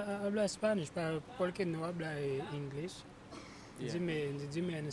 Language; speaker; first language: Spanish; non-native, learner; Haitian Creole